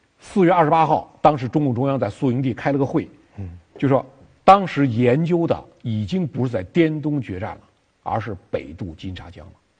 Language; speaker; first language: Chinese; native; Chinese